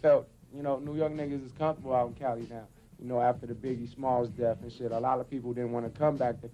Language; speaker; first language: English; native; English